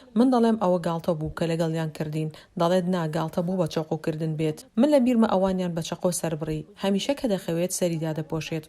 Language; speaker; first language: Central Kurdish; non-native, local second language; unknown